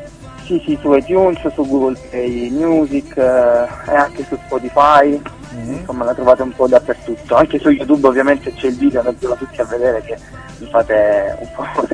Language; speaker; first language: Italian; native; Italian